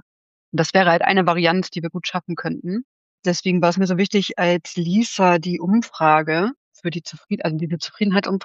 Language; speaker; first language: German; native; German